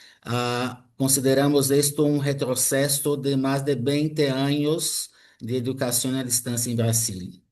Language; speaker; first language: Spanish; non-native, fluent; Portuguese